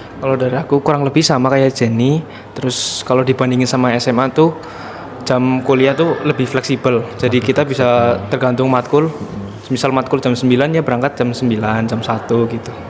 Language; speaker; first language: Indonesian; native; Indonesian